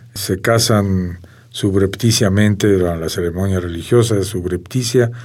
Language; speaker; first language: Spanish; native; Spanish